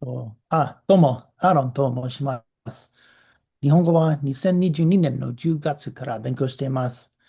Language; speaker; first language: Japanese; non-native, learner; English